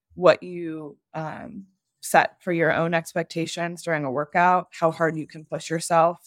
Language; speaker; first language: English; native; English